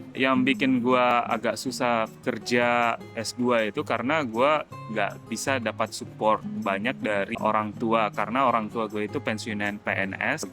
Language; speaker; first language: Indonesian; native; Indonesian